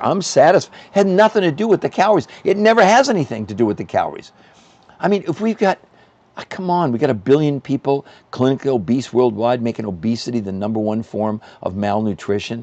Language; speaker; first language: English; native; English